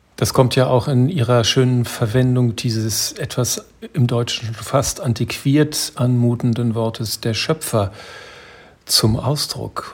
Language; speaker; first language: German; native; German